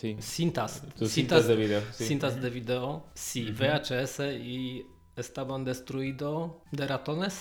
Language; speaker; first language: Spanish; non-native, learner; Polish